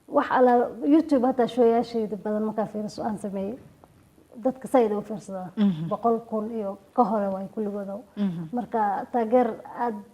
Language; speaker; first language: Somali; early bilingual, heritage; Somali